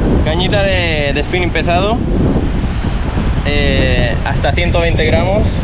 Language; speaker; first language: Spanish; native; Spanish